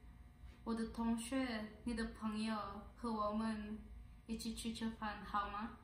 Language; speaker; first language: Chinese; non-native, learner; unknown